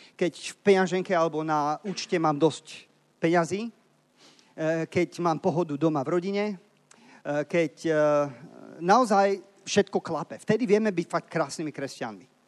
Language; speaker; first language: Slovak; native; Slovak